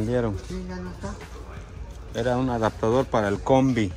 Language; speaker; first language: Spanish; native; Spanish